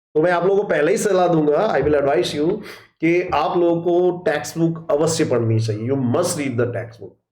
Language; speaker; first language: Hindi; non-native, local second language; Gujarati